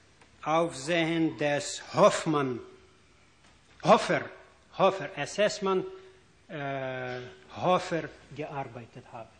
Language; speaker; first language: German; non-native, fluent; Ukrainian